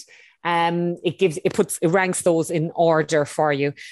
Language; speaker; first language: English; native; English